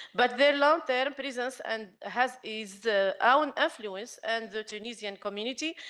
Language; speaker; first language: English; non-native, learner; Arabic